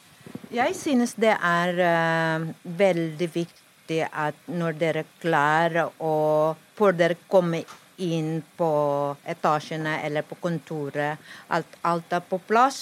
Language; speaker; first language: Norwegian; non-native, fluent; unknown